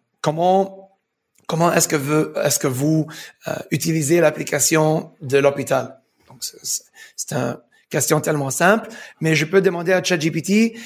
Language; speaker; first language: French; early bilingual, heritage; French